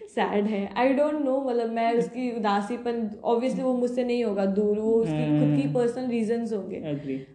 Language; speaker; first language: Hindi; non-native, local second language; Bangla